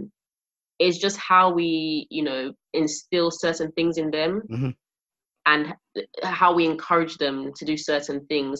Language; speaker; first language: English; native; English